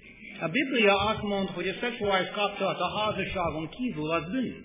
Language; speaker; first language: Hungarian; non-native, fluent; English